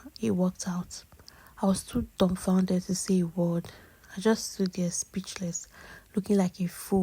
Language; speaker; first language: English; native; English